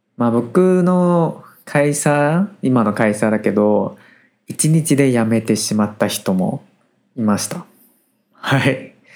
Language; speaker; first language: Japanese; native; Japanese